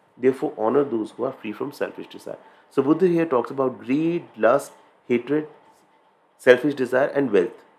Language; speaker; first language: English; non-native, local second language; Hindi